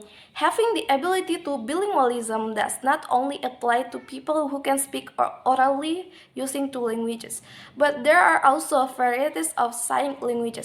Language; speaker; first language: English; non-native, learner; Indonesian